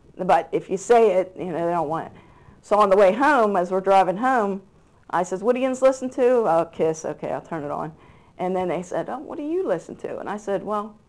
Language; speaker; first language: English; native; English